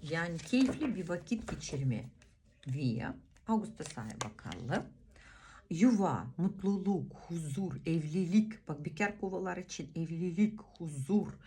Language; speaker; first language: Turkish; non-native, fluent; Russian